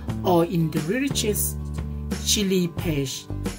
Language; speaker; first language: English; non-native, learner; Thai